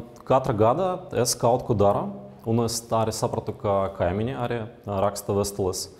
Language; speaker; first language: Latvian; non-native, local second language; Russian